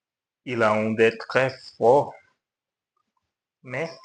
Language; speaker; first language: French; non-native, learner; Portuguese